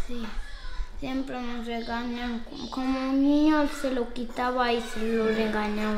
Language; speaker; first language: Spanish; early bilingual, heritage; Spanish